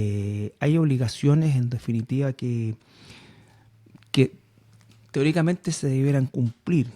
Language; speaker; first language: Spanish; native; Spanish